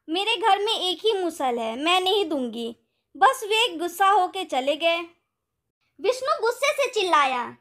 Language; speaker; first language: Hindi; native; Hindi